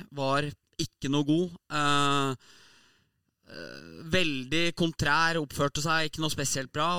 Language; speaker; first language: Norwegian; native; Norwegian